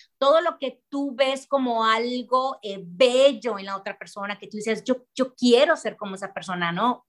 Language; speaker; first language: Spanish; native; Spanish